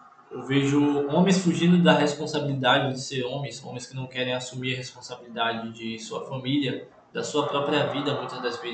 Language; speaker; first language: Portuguese; native; Portuguese